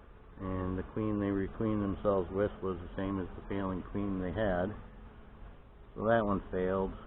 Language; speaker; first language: English; native; English